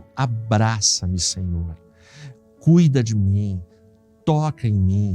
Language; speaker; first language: Portuguese; native; Portuguese